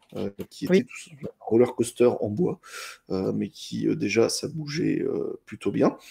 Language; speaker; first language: French; native; French